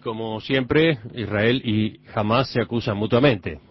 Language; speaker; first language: Spanish; native; Spanish